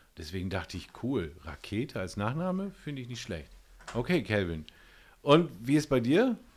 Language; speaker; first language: German; native; German